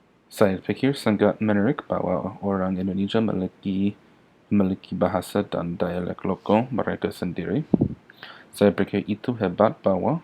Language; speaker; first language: Indonesian; non-native, learner; English